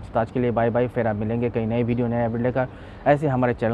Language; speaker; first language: Hindi; non-native, local second language; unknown